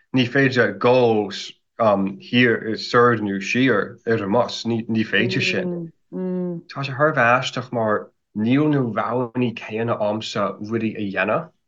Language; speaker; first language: Irish; non-native, fluent; English